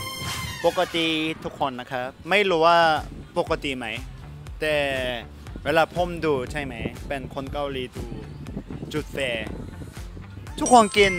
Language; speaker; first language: Thai; non-native, fluent; Korean